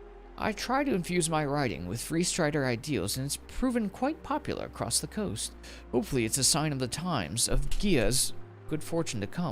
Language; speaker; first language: English; native; English